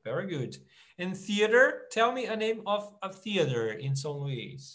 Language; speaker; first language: English; non-native, fluent; Portuguese